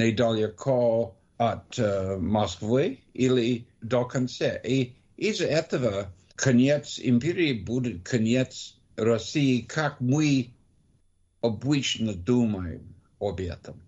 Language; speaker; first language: Russian; non-native, learner; English